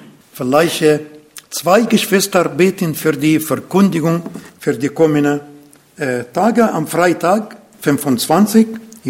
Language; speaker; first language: German; non-native, fluent; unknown